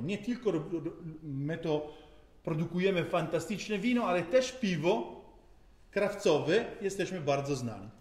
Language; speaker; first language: Polish; non-native, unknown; Italian